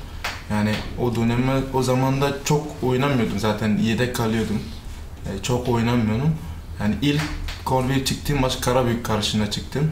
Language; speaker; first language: Turkish; non-native, fluent; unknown